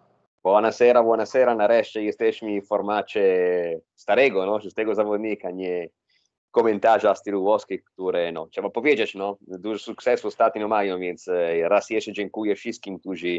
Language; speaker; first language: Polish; non-native, fluent; Italian